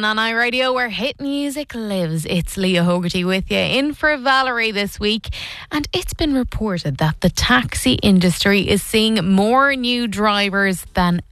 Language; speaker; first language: English; native; English